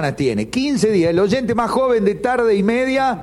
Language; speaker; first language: Spanish; native; Spanish